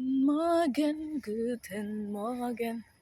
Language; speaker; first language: German; non-native, learner; Filipino